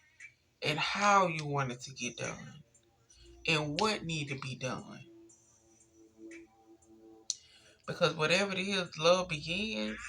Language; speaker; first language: English; native; English